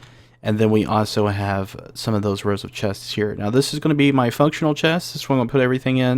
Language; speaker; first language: English; native; English